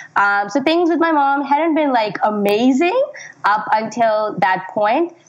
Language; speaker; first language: English; non-native, local second language; Urdu